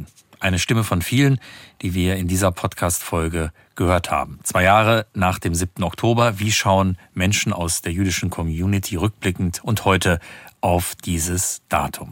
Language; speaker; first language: German; native; German